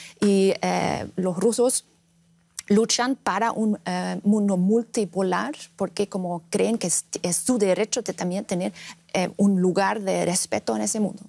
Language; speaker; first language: Spanish; non-native, fluent; Russian